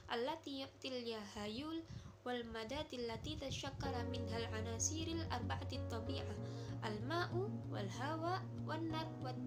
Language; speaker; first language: Arabic; non-native, learner; Indonesian